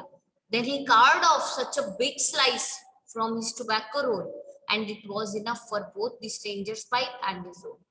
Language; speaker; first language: English; non-native, local second language; Hindi